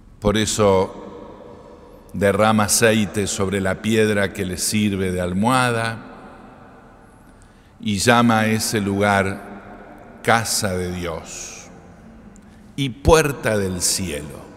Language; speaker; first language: Spanish; native; Spanish